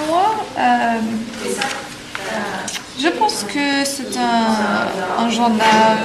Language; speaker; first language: French; non-native, learner; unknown